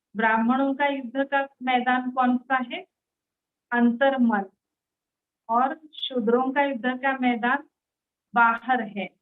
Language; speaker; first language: Hindi; non-native, local second language; Marathi